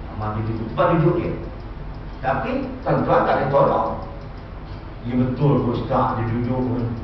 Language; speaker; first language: Malay; non-native, local second language; Tamil